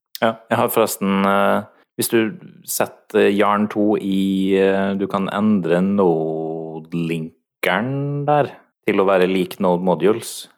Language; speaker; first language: Norwegian; native; Norwegian